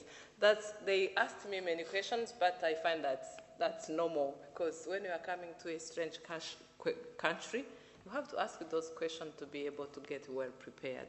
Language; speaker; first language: English; non-native, local second language; Kinyarwanda